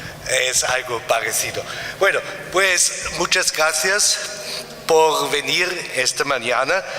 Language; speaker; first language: Spanish; non-native, fluent; German